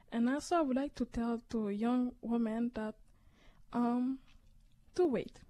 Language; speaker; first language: English; native; English